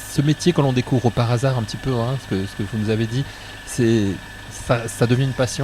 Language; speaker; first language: French; native; French